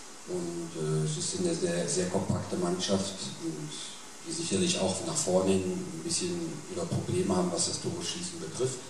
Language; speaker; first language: German; native; German